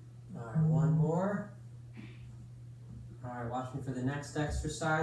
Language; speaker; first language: English; native; English